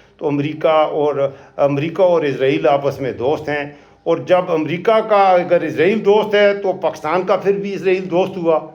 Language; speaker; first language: Urdu; non-native, local second language; Pashto